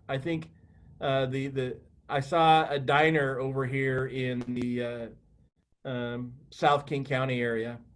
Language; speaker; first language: English; native; English